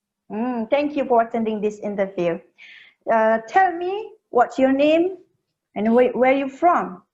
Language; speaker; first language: English; non-native, learner; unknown